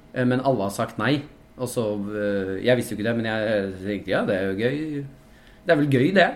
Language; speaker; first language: Norwegian; native; Norwegian